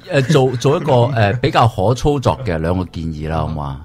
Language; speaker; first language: Cantonese; native; Cantonese